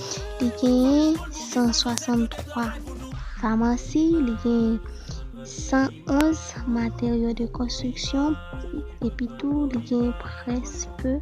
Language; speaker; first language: French; non-native, learner; Haitian Creole